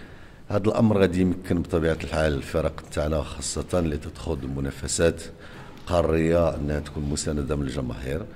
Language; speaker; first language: Arabic; native; Arabic